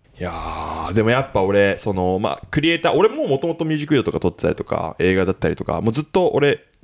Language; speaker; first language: Japanese; native; Japanese